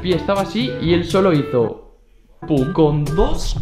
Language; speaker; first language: Spanish; native; Spanish